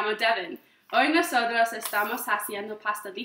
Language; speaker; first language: Spanish; non-native, learner; English